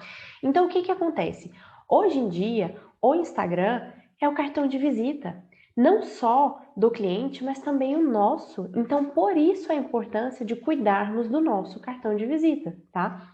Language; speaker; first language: Portuguese; native; Portuguese